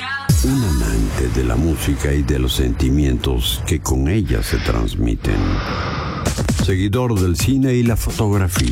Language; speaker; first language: Spanish; native; Spanish